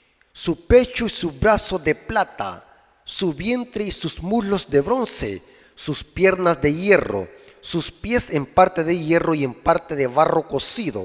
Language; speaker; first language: Spanish; native; Spanish